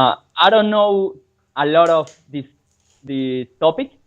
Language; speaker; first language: English; non-native, learner; Spanish